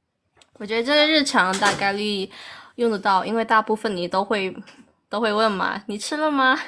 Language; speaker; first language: Chinese; early bilingual, heritage; Chinese